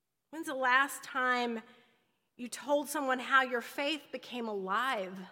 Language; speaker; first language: English; native; English